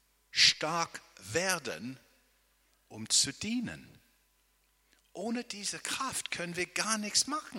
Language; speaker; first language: German; non-native, fluent; English